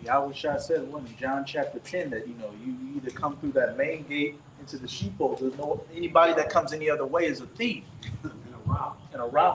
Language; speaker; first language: English; native; English